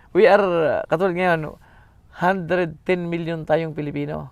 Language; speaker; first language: Filipino; native; Filipino